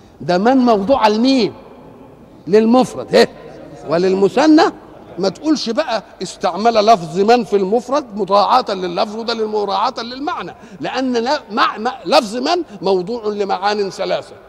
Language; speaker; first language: Arabic; native; Arabic